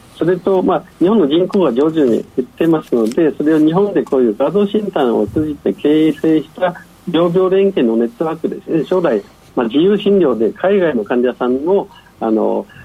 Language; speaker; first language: Japanese; non-native, fluent; Chinese